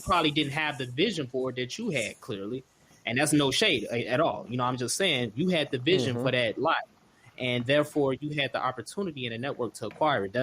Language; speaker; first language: English; native; English